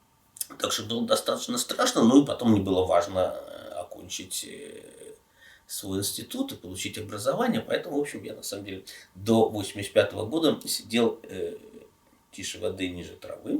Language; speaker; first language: Russian; native; Russian